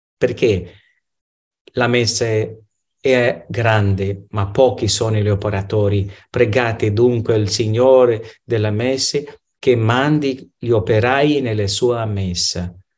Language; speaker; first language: Italian; non-native, fluent; Romanian